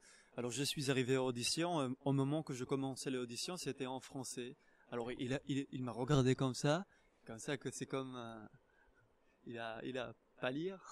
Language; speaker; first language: French; non-native, fluent; Hebrew